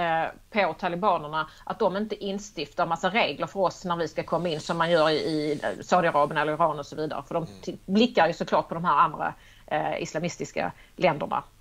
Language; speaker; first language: Swedish; native; Swedish